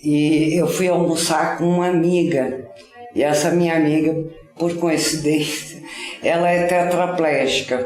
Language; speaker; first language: Portuguese; native; Portuguese